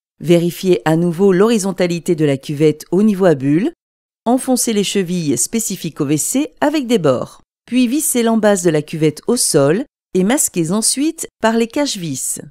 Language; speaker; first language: French; native; French